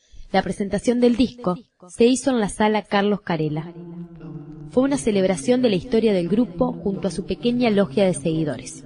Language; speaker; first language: Spanish; native; Spanish